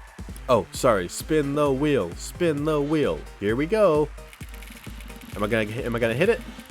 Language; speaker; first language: English; native; English